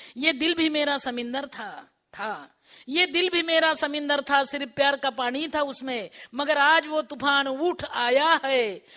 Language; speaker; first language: Hindi; non-native, local second language; Marathi